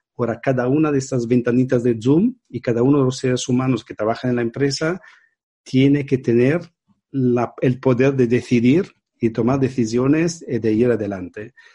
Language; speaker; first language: Spanish; non-native, fluent; Italian